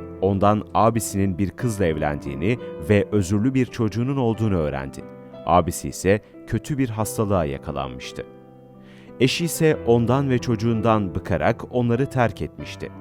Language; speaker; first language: Turkish; native; Turkish